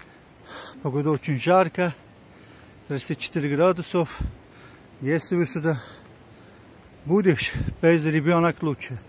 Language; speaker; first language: Russian; non-native, learner; Turkish